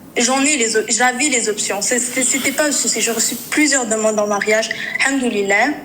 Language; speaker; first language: French; native; French